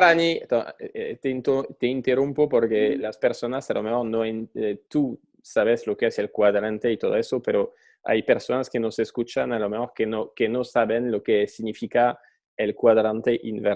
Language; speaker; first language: Spanish; non-native, fluent; French